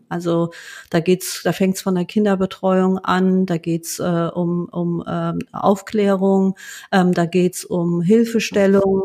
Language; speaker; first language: German; early bilingual, other home language; Turkish